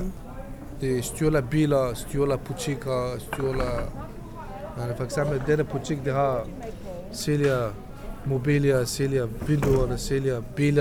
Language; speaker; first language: Danish; non-native, learner; Kurdish